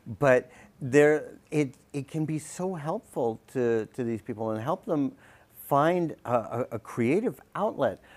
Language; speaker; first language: English; native; English